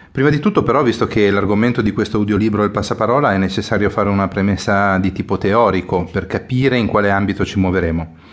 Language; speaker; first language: Italian; native; Italian